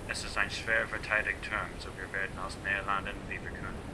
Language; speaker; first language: German; non-native, learner; English